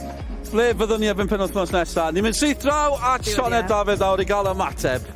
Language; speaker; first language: Welsh; native; Welsh